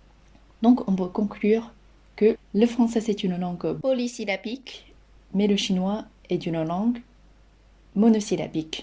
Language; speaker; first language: French; non-native, fluent; Chinese